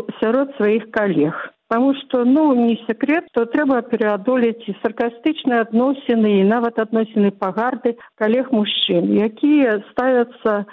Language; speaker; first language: Belarusian; non-native, local second language; Russian